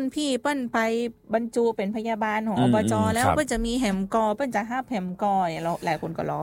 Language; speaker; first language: Thai; non-native, local second language; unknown